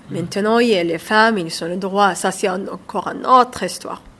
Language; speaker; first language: French; non-native, learner; Somali